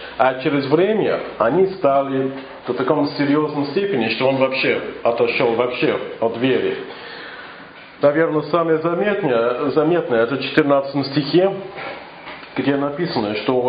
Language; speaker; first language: Russian; non-native, fluent; English